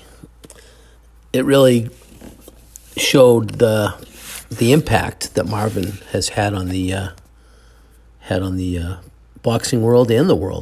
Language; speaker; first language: English; native; English